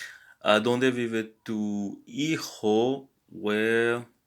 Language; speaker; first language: Spanish; non-native, learner; English